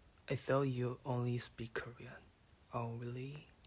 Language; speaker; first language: English; non-native, learner; Korean